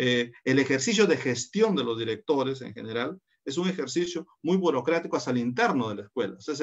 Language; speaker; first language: Spanish; native; Spanish